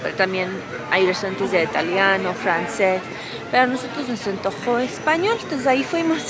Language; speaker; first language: Spanish; non-native, fluent; English